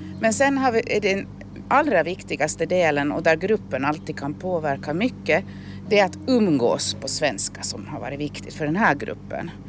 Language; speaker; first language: Swedish; native; Swedish